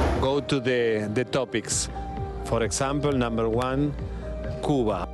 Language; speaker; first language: English; non-native, learner; Spanish